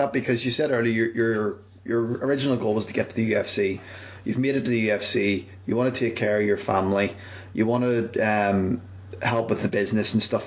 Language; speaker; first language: English; native; English